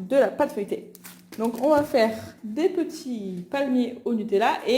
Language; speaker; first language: French; native; French